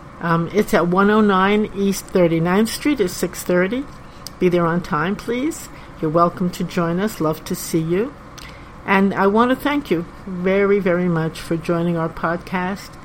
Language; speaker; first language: English; native; English